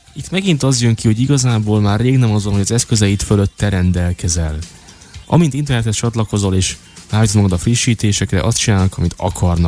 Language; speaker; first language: Hungarian; native; Hungarian